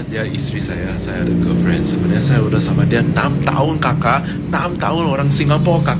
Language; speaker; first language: Indonesian; non-native, learner; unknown